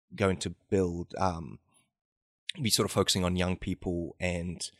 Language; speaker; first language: English; native; English